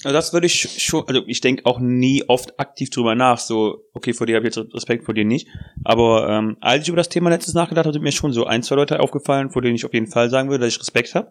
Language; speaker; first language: German; native; German